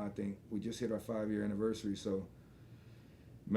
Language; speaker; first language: English; native; English